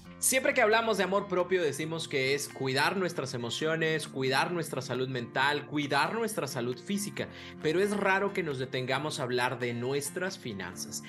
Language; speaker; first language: Spanish; native; Spanish